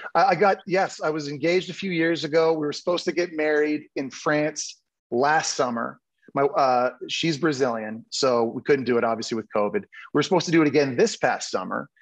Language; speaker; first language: English; native; English